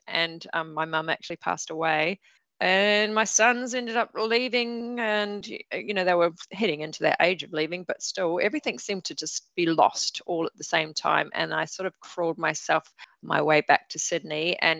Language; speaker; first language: English; native; English